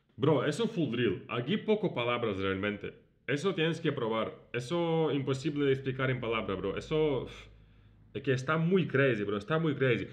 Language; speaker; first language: Spanish; non-native, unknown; Ukrainian